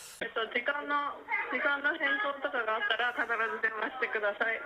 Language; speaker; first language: Japanese; non-native, learner; Korean